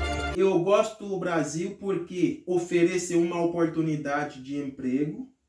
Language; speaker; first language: Portuguese; non-native, learner; Haitian Creole